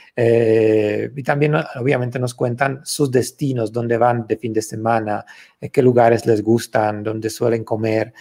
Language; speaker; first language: Spanish; non-native, fluent; Czech